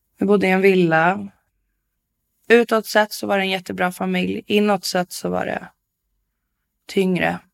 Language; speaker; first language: Swedish; native; Swedish